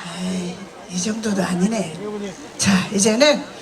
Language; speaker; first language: Korean; native; Korean